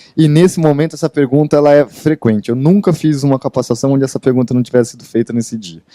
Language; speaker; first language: Portuguese; native; Portuguese